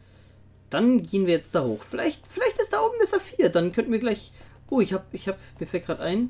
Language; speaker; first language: German; native; German